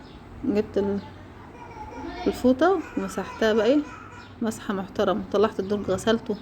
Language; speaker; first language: Arabic; native; Arabic